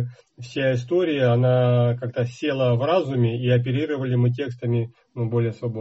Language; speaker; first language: Russian; native; Russian